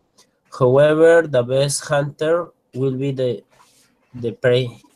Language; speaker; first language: English; non-native, learner; Spanish